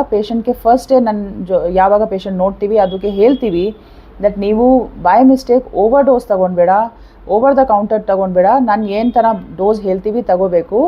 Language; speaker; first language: Kannada; non-native, learner; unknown